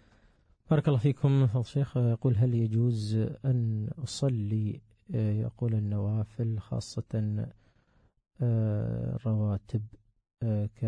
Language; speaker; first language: Arabic; native; Arabic